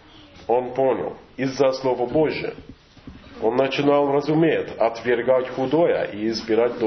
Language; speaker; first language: Russian; non-native, fluent; English